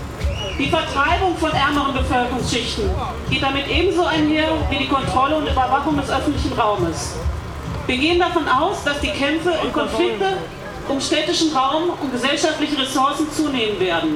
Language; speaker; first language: German; native; German